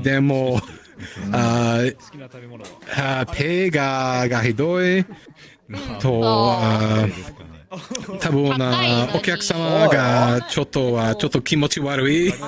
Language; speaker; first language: Japanese; non-native, learner; Spanish